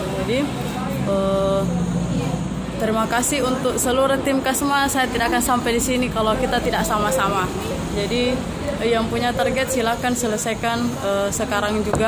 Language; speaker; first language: Indonesian; native; Indonesian